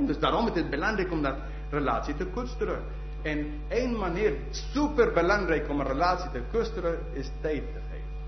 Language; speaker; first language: Dutch; non-native, fluent; English